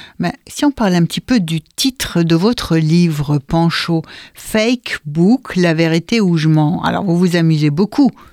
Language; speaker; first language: French; native; French